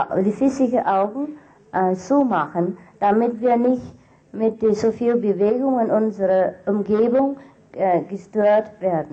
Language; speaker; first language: German; non-native, fluent; Vietnamese